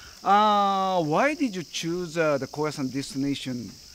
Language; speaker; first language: English; non-native, learner; Japanese